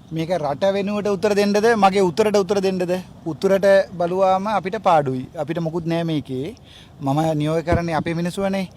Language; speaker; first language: Sinhala; non-native, local second language; Tamil